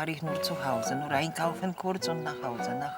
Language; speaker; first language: German; non-native, learner; Polish